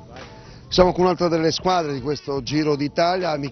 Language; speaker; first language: Italian; native; Italian